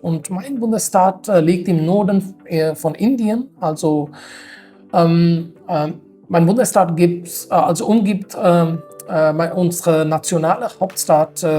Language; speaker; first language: German; non-native, fluent; Haryanvi